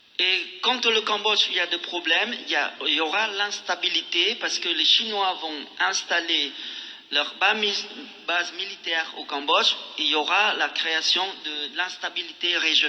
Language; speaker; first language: French; non-native, fluent; Khmer